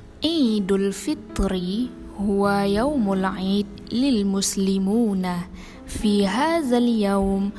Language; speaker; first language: Arabic; non-native, learner; Indonesian